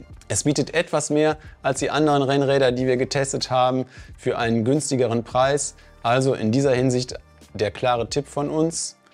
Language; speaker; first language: German; native; German